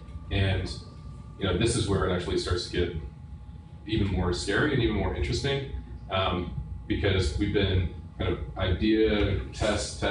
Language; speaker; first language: English; native; English